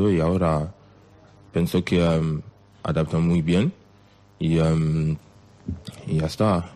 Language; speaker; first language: Spanish; non-native, learner; French